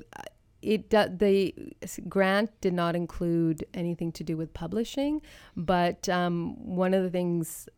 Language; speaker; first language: English; native; English